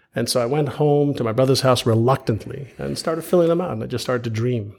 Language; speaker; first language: English; early bilingual, other home language; Hebrew